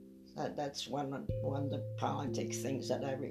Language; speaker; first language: English; non-native, fluent; French